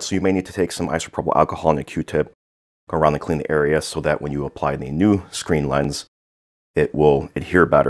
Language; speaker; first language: English; native; English